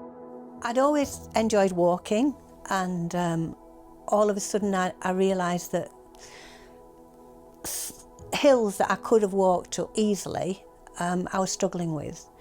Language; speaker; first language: English; native; English